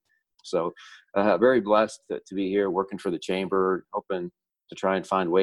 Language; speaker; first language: English; native; English